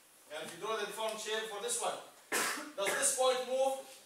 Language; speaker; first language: English; non-native, fluent; Arabic